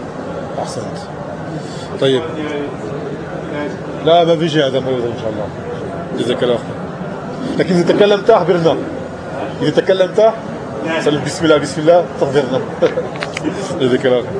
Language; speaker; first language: Arabic; non-native, fluent; French